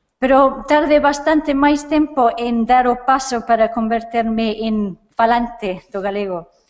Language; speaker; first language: Galician; non-native, fluent; English